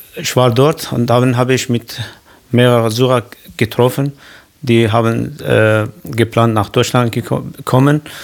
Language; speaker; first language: German; non-native, learner; Kurdish